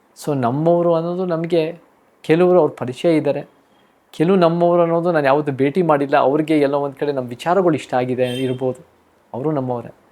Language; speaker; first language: Kannada; early bilingual, heritage; Kannada